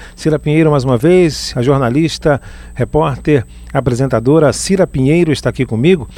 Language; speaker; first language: Portuguese; native; Portuguese